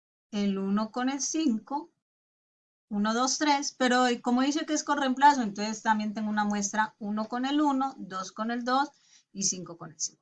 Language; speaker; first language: Spanish; native; Spanish